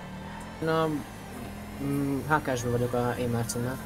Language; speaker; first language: Hungarian; native; Hungarian